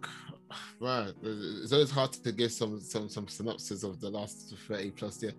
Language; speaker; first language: English; native; English